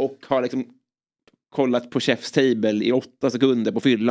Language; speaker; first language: Swedish; native; Swedish